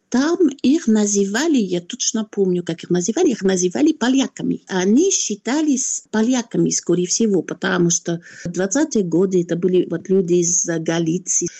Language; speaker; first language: Russian; non-native, fluent; French